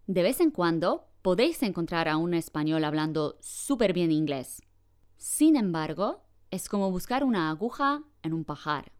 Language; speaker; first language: Spanish; non-native, fluent; Polish